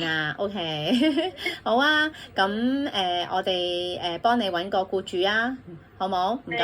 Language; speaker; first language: Cantonese; native; Cantonese